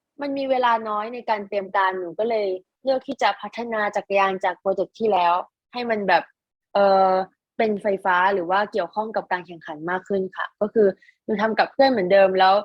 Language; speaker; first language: Thai; native; Thai